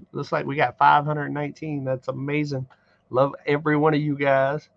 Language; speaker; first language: English; native; English